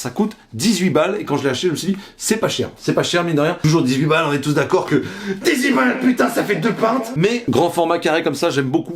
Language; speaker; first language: French; native; French